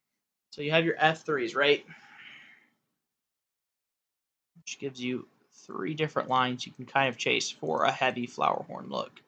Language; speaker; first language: English; native; English